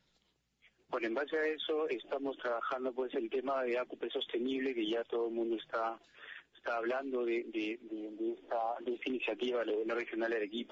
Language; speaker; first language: Spanish; native; Spanish